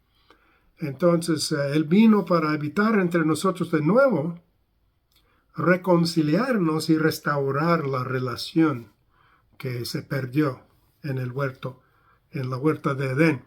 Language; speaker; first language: Spanish; non-native, fluent; English